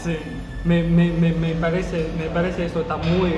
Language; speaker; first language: Spanish; non-native, learner; Chinese